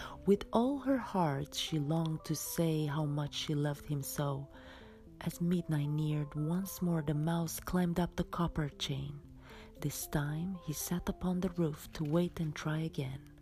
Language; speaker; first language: English; non-native, fluent; Romanian